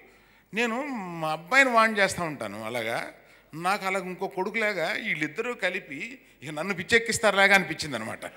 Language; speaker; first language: Telugu; native; Telugu